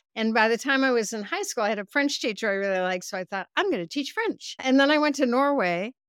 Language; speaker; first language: English; native; English